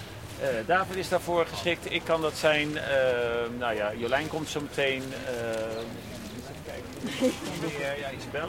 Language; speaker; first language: Dutch; native; Dutch